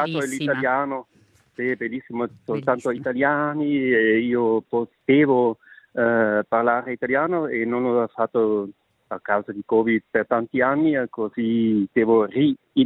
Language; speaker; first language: Italian; non-native, local second language; Swiss German